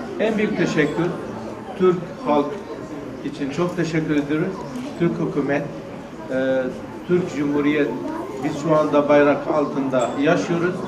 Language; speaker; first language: Turkish; non-native, learner; Arabic